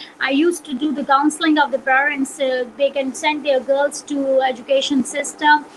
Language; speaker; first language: English; non-native, local second language; Punjabi